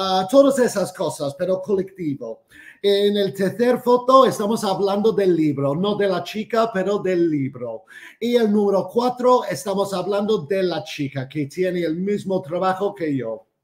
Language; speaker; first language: Spanish; non-native, fluent; English